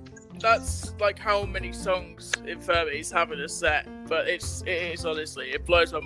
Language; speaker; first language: English; native; English